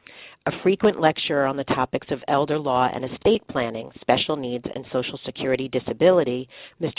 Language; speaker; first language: English; native; English